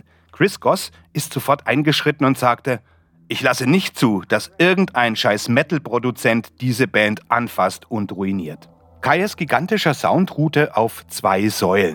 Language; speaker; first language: German; native; German